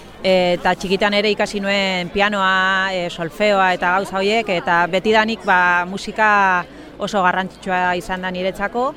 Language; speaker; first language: Basque; non-native, local second language; Spanish